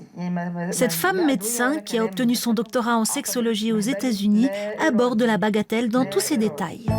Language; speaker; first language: French; native; French